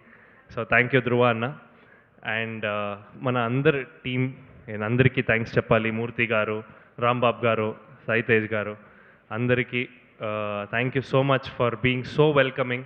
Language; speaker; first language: Telugu; non-native, learner; Kannada